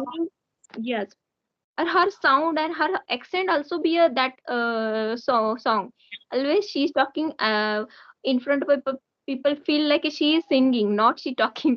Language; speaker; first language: English; non-native, learner; Hindi